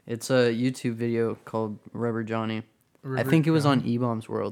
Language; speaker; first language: English; native; English